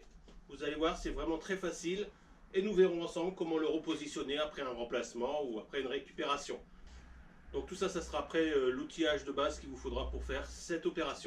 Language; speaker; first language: French; native; French